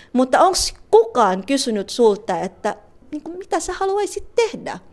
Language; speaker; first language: Finnish; non-native, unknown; Filipino